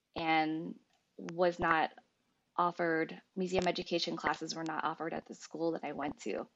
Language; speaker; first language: English; native; English